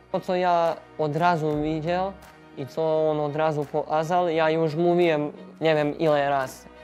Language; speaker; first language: Polish; non-native, learner; Serbian